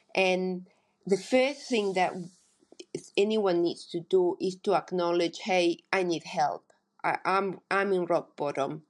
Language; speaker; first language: English; non-native, fluent; Spanish